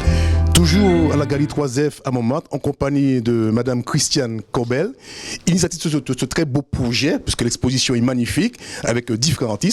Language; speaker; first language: French; native; French